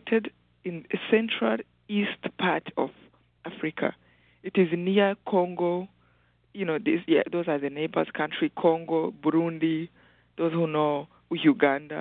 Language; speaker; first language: English; non-native, local second language; Kinyarwanda